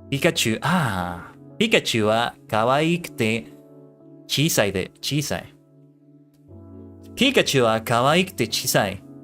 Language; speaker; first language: Japanese; non-native, learner; English